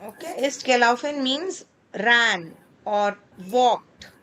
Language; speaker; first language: German; non-native, fluent; Kannada